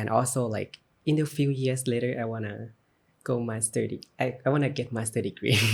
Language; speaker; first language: English; non-native, learner; Thai